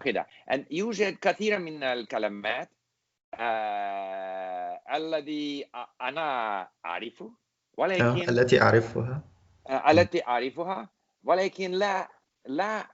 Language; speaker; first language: Arabic; non-native, learner; English